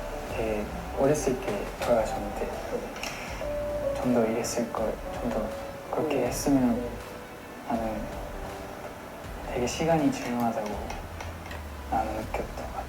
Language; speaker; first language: Korean; non-native, fluent; Japanese